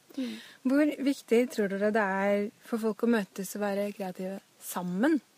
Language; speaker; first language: Norwegian; native; Norwegian